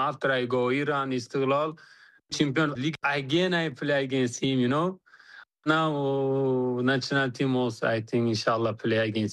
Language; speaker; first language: English; non-native, learner; Uzbek